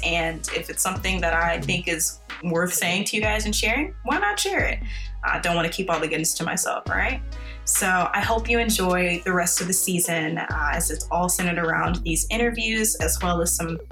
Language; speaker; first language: English; native; English